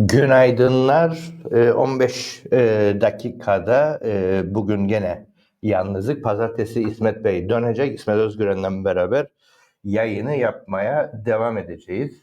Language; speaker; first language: Turkish; native; Turkish